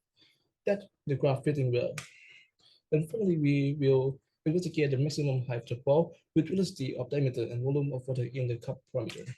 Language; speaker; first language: English; non-native, learner; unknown